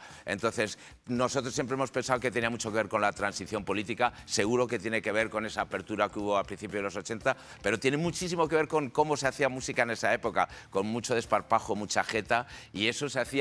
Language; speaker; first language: Spanish; native; Spanish